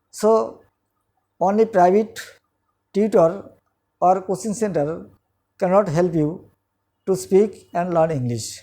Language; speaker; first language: English; non-native, local second language; Bangla